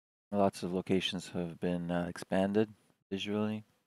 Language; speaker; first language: English; early bilingual, other home language; Russian